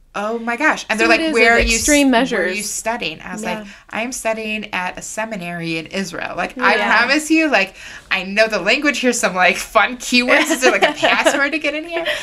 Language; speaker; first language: English; native; English